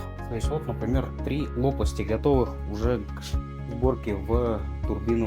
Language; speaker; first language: Russian; native; Russian